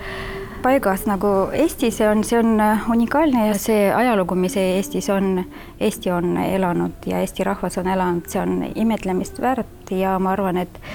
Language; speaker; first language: Estonian; non-native, fluent; Udmurt